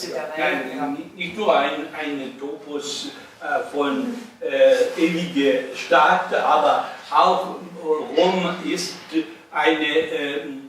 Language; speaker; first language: German; non-native, learner; Italian